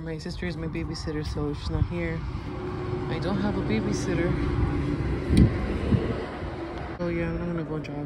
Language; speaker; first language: English; early bilingual, other home language; Spanish